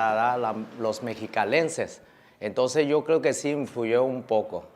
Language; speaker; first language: Spanish; early bilingual, other home language; Chinese